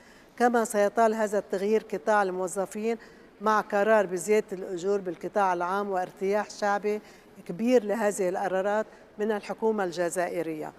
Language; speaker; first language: Arabic; native; Arabic